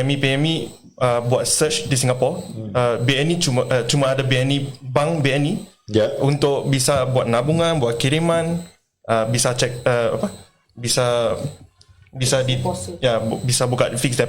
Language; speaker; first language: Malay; non-native, local second language; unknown